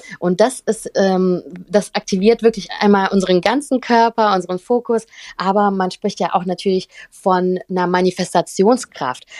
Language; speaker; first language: German; early bilingual, other home language; Russian